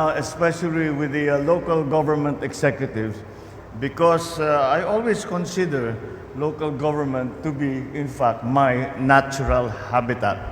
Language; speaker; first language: English; non-native, local second language; Filipino